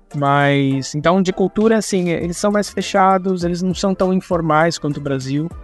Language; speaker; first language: Portuguese; native; Portuguese